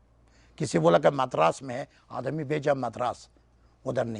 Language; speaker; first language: Hindi; non-native, learner; Persian